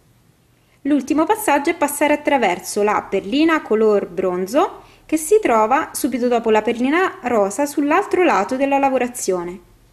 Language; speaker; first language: Italian; native; Italian